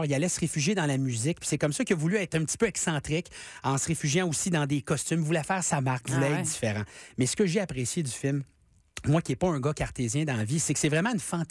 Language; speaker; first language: French; native; French